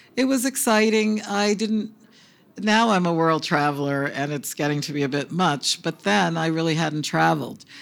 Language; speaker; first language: English; early bilingual, other home language; Spanish